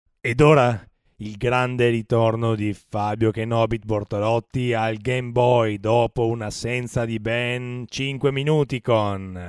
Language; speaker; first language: Italian; native; Italian